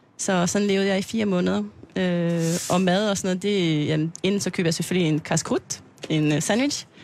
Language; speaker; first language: Danish; non-native, fluent; French